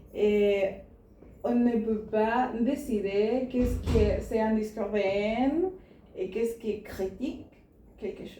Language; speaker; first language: French; non-native, learner; Spanish